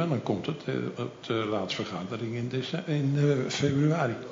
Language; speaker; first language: Dutch; native; Dutch